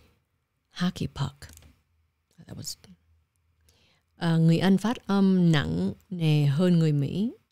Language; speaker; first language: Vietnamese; early bilingual, heritage; Vietnamese